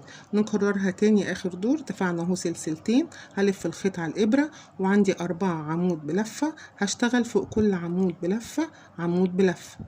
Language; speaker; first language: Arabic; native; Arabic